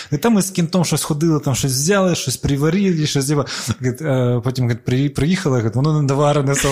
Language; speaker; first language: Ukrainian; non-native, local second language; Russian